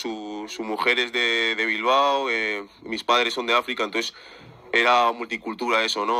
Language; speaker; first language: Spanish; early bilingual, other home language; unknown